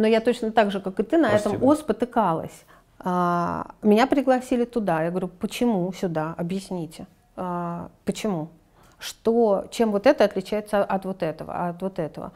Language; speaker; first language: Russian; native; Russian